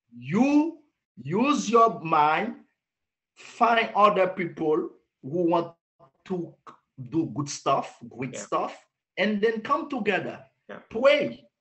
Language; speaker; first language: English; non-native, learner; Haitian Creole